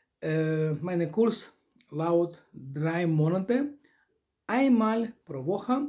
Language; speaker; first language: German; non-native, learner; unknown